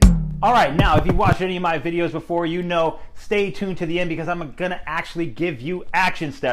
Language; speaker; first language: English; native; English